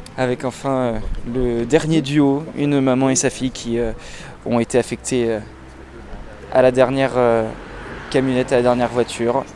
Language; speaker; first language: French; native; French